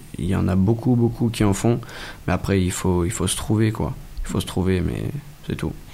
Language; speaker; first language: French; native; French